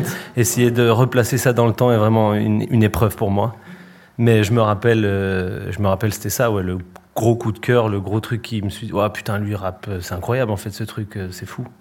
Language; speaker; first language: French; early bilingual, other home language; Spanish